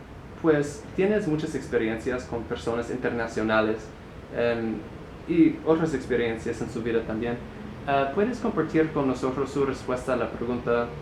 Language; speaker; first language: Spanish; non-native, learner; English